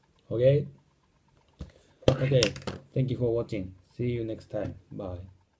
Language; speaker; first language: English; non-native, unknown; Japanese